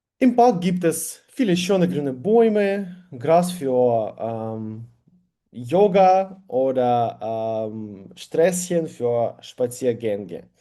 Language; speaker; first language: German; non-native, learner; Ukrainian